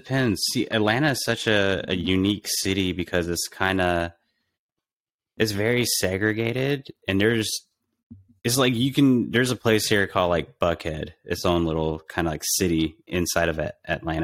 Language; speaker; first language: English; native; English